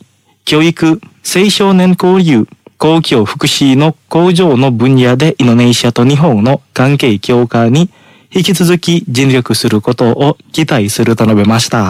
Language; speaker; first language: Japanese; non-native, fluent; Indonesian